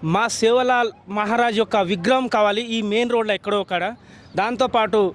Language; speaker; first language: Telugu; non-native, local second language; Lambadi